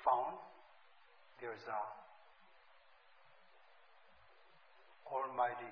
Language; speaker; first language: English; non-native, learner; Korean